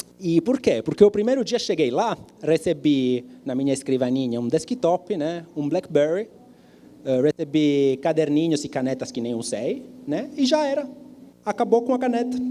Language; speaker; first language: Portuguese; non-native, fluent; Italian